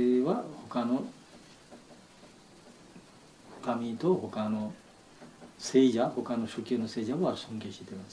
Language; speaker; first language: Japanese; non-native, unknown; Bangla